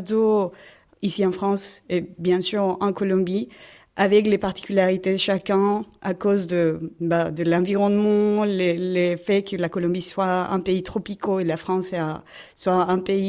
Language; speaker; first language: French; non-native, fluent; Spanish